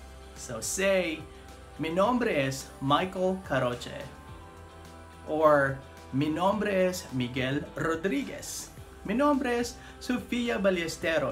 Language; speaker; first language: Spanish; non-native, fluent; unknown